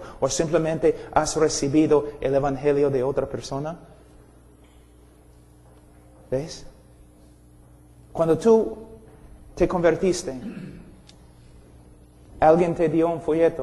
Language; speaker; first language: Spanish; non-native, fluent; English